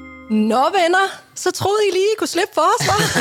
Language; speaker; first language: Danish; native; Danish